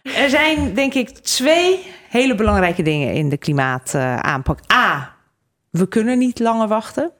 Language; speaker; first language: Dutch; native; Dutch